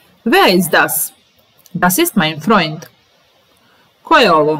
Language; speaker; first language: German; non-native, fluent; Serbian